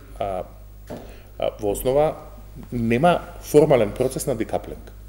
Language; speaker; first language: Macedonian; native; Macedonian